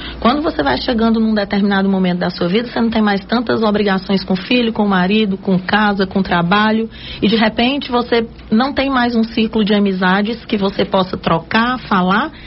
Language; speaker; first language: Portuguese; native; Portuguese